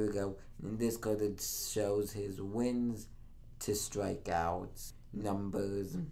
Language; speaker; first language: English; native; English